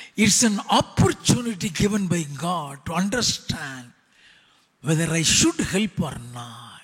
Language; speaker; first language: English; non-native, local second language; Tamil